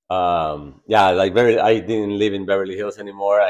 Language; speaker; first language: English; non-native, fluent; Spanish